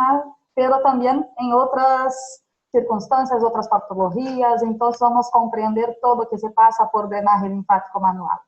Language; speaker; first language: Spanish; non-native, fluent; Portuguese